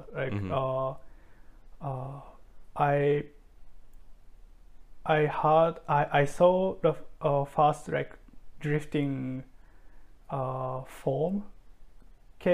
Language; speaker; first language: English; non-native, fluent; Japanese